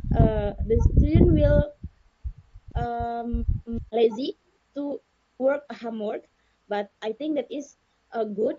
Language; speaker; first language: English; non-native, learner; Indonesian